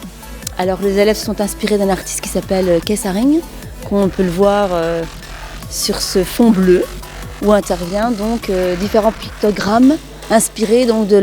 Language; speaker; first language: French; native; French